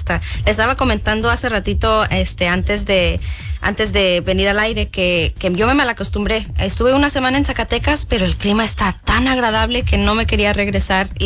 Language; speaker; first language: Spanish; early bilingual, heritage; Spanish